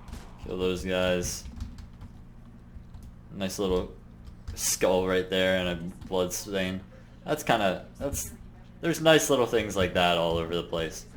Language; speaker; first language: English; native; English